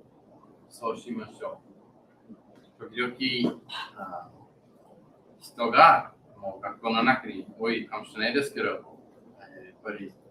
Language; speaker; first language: Japanese; non-native, learner; English